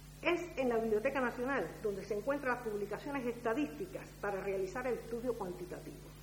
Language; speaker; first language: Spanish; native; Spanish